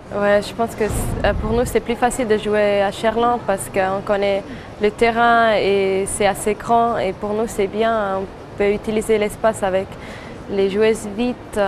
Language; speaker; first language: French; non-native, fluent; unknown